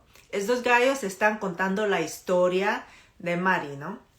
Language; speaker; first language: Spanish; non-native, fluent; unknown